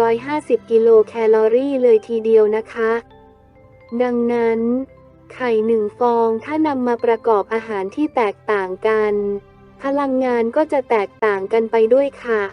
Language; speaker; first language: Thai; native; Thai